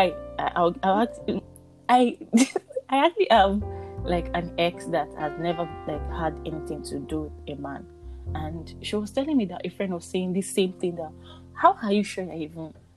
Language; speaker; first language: English; non-native, local second language; Yoruba